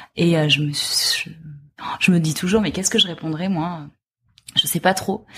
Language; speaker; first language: French; native; French